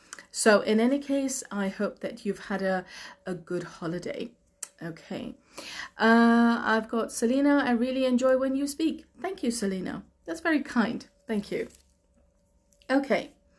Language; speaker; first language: English; native; English